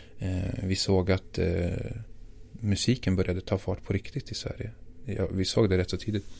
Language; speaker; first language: Swedish; early bilingual, other home language; Assyrian Neo-Aramaic